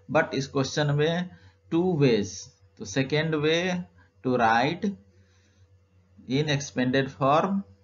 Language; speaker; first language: Hindi; native; Hindi